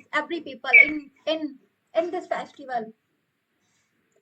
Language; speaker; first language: English; non-native, local second language; Hindi